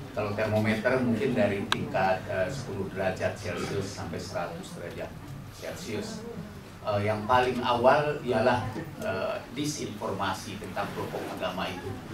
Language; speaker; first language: Indonesian; non-native, local second language; Sundanese